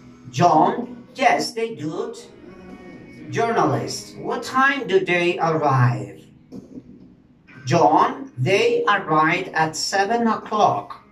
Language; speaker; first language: English; non-native, fluent; Spanish